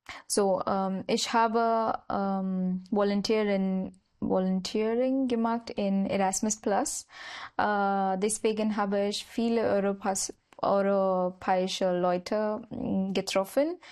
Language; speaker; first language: German; non-native, learner; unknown